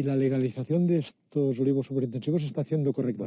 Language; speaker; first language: Spanish; native; Spanish